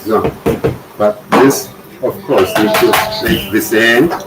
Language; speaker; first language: English; non-native, learner; German